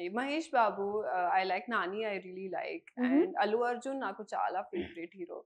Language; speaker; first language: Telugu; non-native, learner; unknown